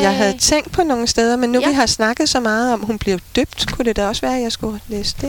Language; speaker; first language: Danish; native; Danish